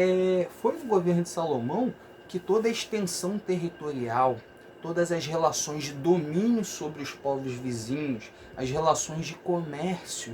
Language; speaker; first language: Portuguese; native; Portuguese